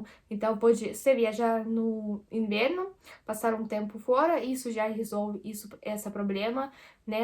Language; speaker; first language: Portuguese; non-native, fluent; Russian